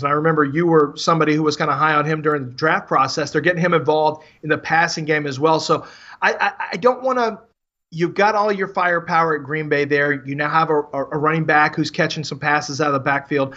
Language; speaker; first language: English; native; English